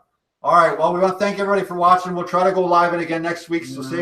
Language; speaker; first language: English; native; English